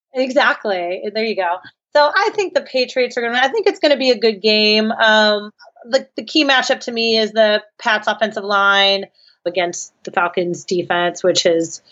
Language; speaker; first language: English; native; English